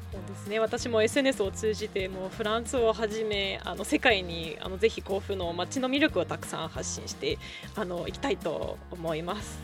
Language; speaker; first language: Japanese; non-native, fluent; French